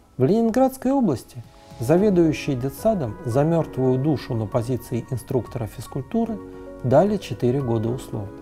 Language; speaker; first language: Russian; native; Russian